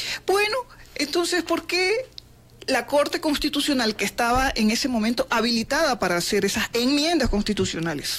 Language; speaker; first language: Spanish; native; Spanish